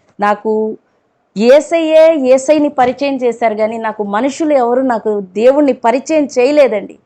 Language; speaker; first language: Telugu; non-native, local second language; Urdu